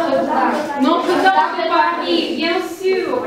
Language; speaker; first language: French; non-native, fluent; Russian